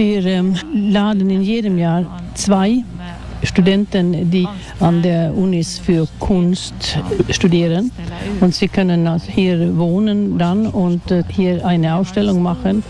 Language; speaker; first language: German; non-native, fluent; Swedish